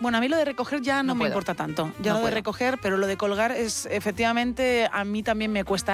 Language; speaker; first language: Spanish; native; Spanish